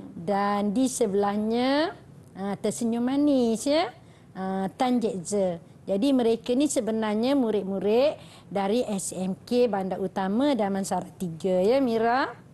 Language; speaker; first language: Malay; native; Malay